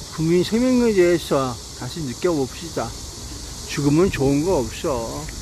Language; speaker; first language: Korean; native; Korean